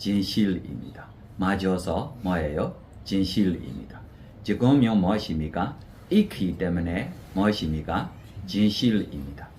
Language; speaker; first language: Korean; non-native, fluent; Burmese